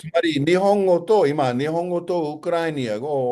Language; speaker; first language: Japanese; non-native, fluent; English